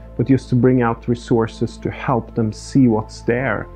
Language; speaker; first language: English; non-native, fluent; Swedish